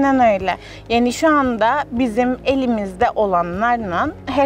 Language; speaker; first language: Turkish; native; Turkish